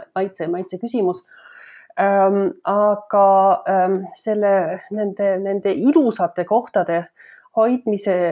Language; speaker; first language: Estonian; non-native, fluent; German